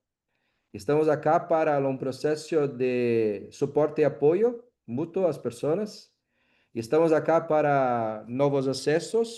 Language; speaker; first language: Spanish; non-native, learner; Portuguese